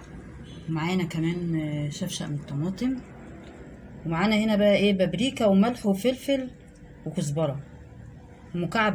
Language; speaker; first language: Arabic; native; Arabic